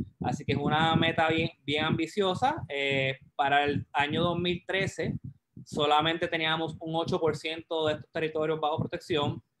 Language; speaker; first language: Spanish; native; Spanish